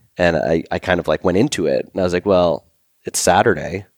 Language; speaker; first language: English; native; English